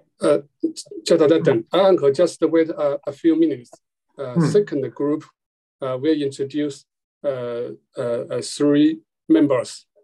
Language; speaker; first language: English; non-native, learner; Chinese